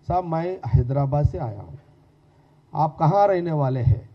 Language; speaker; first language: Hindi; non-native, local second language; Telugu